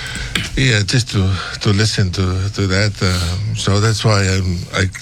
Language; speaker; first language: English; non-native, fluent; Tongan